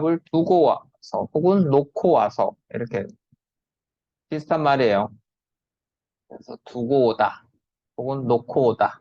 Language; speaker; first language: Korean; native; Korean